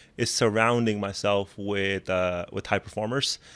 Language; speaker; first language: English; non-native, local second language; Urdu